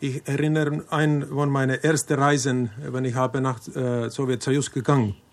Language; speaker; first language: German; non-native, learner; Finnish